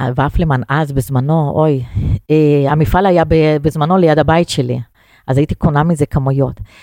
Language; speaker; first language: Hebrew; non-native, fluent; Russian